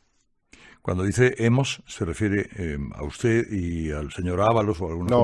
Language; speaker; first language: Spanish; native; Spanish